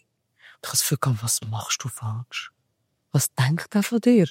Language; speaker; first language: German; early bilingual, other home language; Albanian